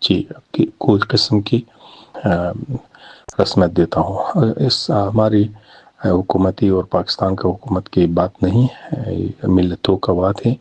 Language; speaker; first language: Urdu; non-native, learner; Pashto